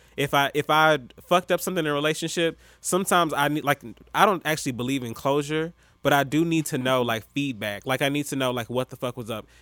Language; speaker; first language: English; native; English